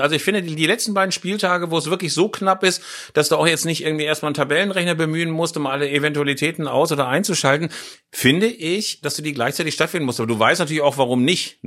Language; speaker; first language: German; native; German